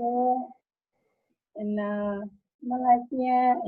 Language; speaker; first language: English; non-native, learner; Vietnamese